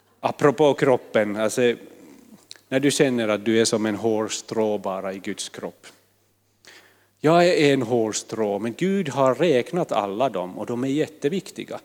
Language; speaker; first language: Swedish; non-native, fluent; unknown